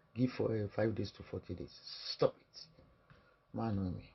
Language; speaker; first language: English; non-native, local second language; Yoruba